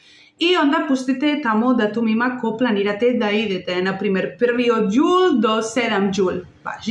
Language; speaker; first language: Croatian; non-native, learner; Spanish